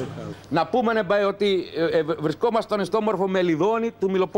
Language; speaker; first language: Greek; native; Greek